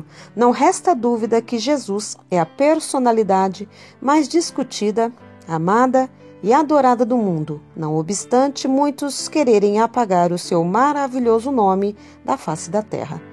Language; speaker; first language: Portuguese; native; Portuguese